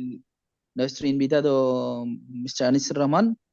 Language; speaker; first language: Spanish; non-native, learner; Bangla